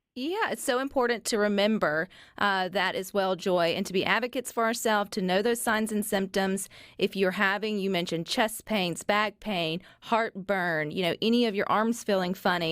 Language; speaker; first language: English; native; English